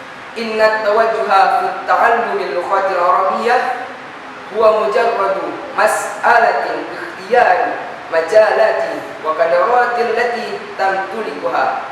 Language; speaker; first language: Arabic; non-native, learner; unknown